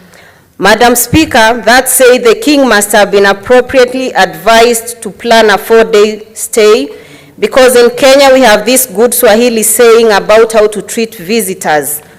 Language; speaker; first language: English; non-native, local second language; Gusii